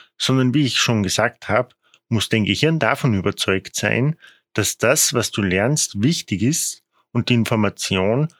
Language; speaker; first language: German; native; German